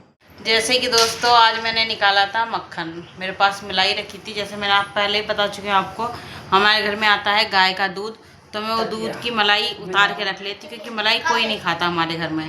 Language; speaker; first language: Hindi; native; Hindi